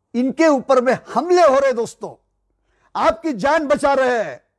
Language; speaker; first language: Hindi; non-native, local second language; Marathi